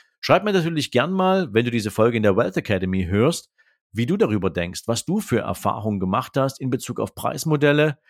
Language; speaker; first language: German; native; German